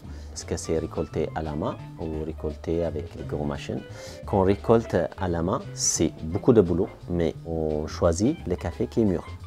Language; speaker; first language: French; non-native, fluent; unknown